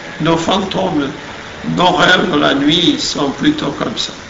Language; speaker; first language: French; non-native, fluent; Portuguese